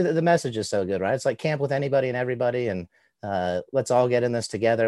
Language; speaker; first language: English; native; English